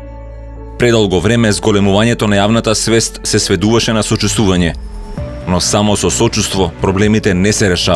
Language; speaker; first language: Macedonian; native; Macedonian